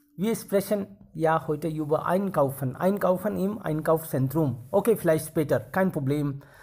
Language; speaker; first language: German; non-native, fluent; Hindi